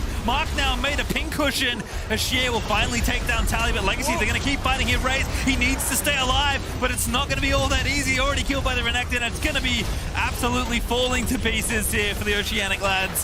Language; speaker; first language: English; native; English